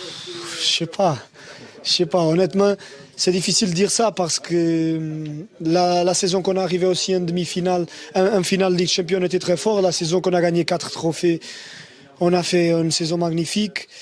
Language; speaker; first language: French; non-native, fluent; Portuguese